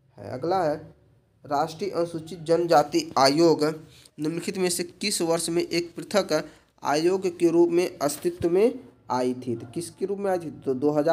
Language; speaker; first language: Hindi; native; Hindi